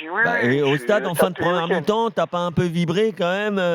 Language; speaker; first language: French; native; French